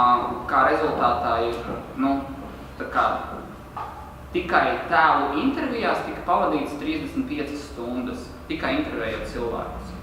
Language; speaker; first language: Latvian; native; Latvian